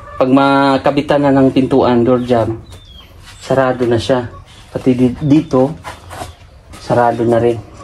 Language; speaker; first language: Filipino; non-native, local second language; Cebuano